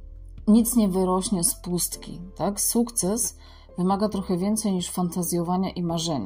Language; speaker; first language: Polish; native; Polish